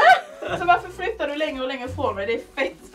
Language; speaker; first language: Swedish; native; Swedish